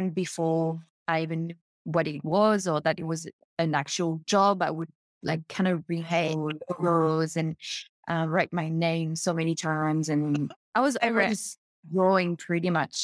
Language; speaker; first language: English; non-native, fluent; French